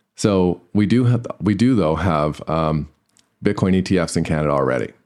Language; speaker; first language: English; native; English